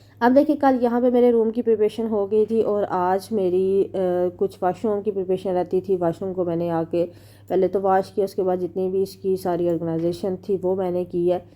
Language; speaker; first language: Urdu; native; Urdu